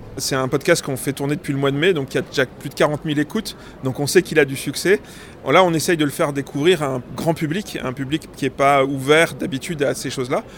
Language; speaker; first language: French; native; French